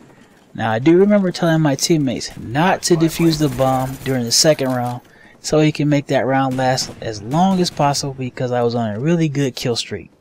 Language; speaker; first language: English; native; English